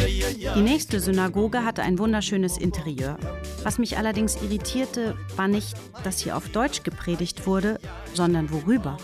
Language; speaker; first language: German; early bilingual, other home language; Polish